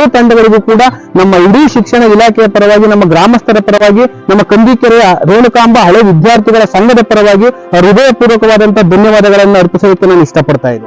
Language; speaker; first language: Kannada; native; Kannada